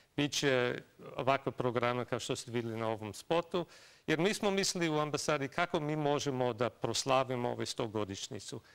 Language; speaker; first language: Serbian; non-native, fluent; English